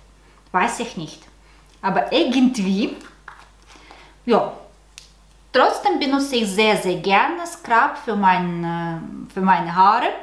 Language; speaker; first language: German; non-native, learner; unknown